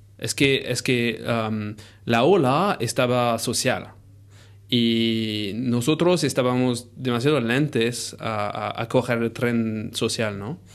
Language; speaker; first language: Spanish; non-native, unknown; French